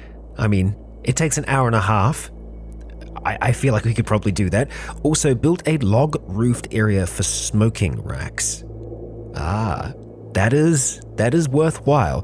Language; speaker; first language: English; native; English